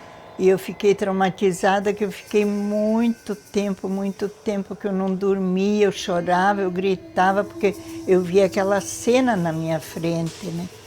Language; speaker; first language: Portuguese; early bilingual, other home language; Polish